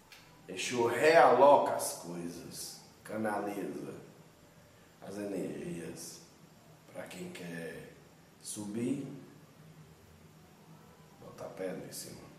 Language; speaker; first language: Portuguese; native; Portuguese